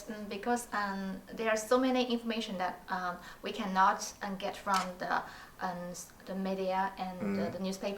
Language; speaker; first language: English; non-native, learner; Chinese